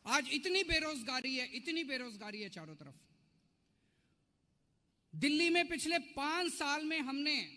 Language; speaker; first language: Hindi; native; Hindi